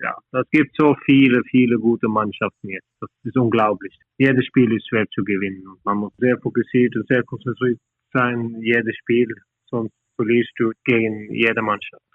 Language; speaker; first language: German; non-native, fluent; Norwegian